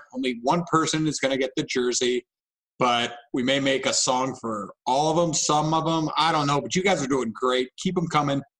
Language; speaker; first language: English; native; English